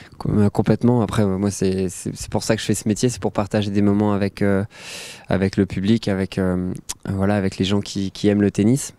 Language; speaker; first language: French; native; French